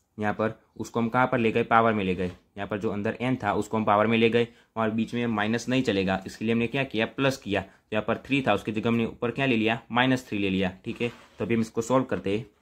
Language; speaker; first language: Hindi; non-native, local second language; Gujarati